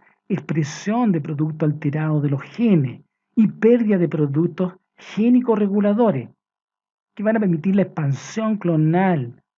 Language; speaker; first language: Spanish; native; Spanish